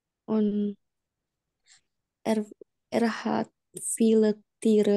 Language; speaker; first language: German; non-native, learner; Indonesian